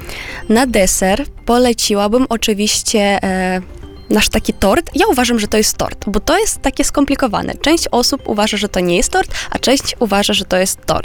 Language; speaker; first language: Polish; non-native, fluent; Romanian